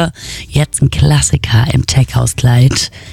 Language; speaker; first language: German; native; German